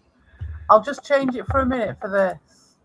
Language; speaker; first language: English; native; English